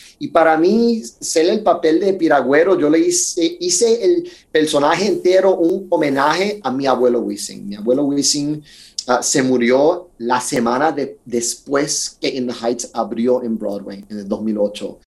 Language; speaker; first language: Spanish; early bilingual, heritage; Spanish